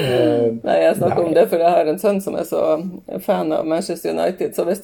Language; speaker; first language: Norwegian; native; Norwegian